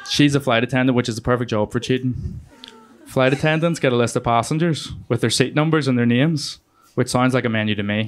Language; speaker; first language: English; native; English